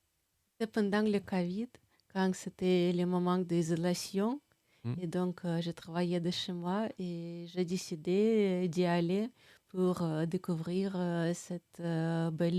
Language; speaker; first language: French; non-native, fluent; Russian